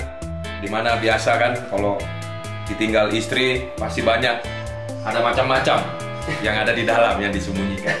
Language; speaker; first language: Indonesian; native; Indonesian